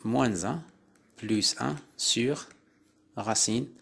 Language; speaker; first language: French; non-native, local second language; Arabic